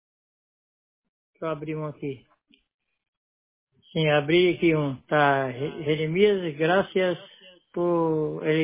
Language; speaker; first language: Spanish; non-native, learner; Portuguese